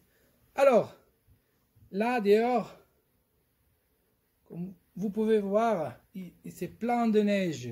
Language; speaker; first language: French; non-native, fluent; Portuguese